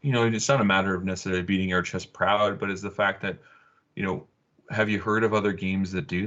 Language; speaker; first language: English; native; English